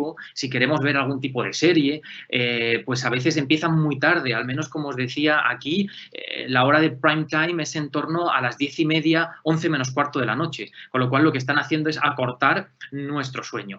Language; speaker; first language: Spanish; native; Spanish